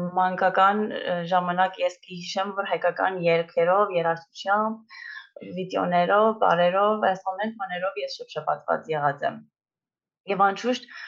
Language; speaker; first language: Armenian; early bilingual, heritage; Armenian